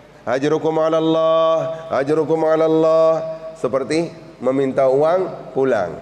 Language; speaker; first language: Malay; non-native, fluent; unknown